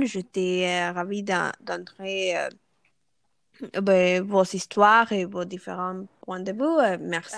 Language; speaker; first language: French; non-native, learner; Spanish